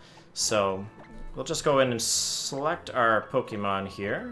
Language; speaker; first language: English; native; English